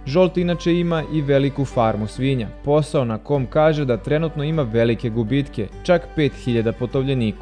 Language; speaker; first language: Serbian; native; Serbian